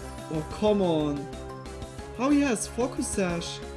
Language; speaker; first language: English; non-native, fluent; Swiss German